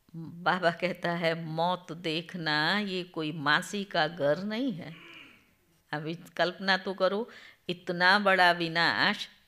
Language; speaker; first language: Hindi; non-native, local second language; Gujarati